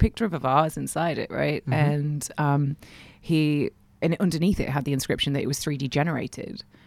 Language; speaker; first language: English; native; English